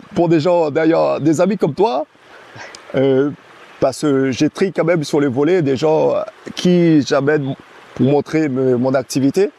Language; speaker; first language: French; non-native, local second language; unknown